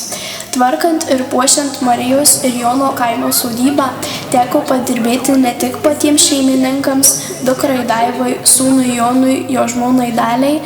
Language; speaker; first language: Lithuanian; native; Lithuanian